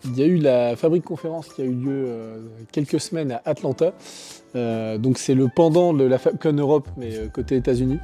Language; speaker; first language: French; native; French